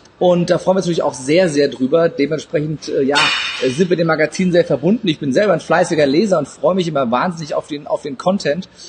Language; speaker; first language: German; native; German